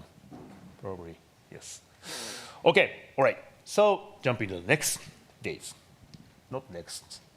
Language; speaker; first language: English; non-native, learner; Japanese